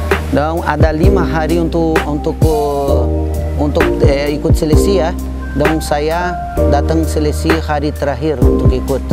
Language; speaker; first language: Indonesian; non-native, fluent; Portuguese